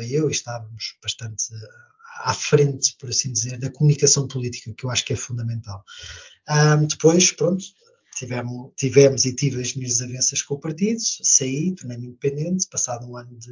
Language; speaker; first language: Portuguese; native; Portuguese